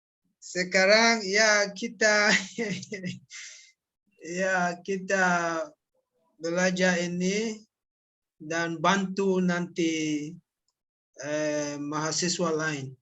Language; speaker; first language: Indonesian; non-native, learner; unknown